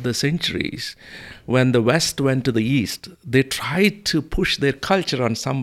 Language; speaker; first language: English; non-native, local second language; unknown